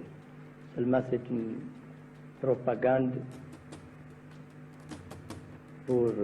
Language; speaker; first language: French; non-native, learner; Amharic